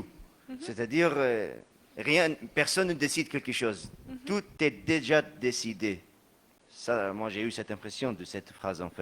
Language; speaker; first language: French; non-native, fluent; Arabic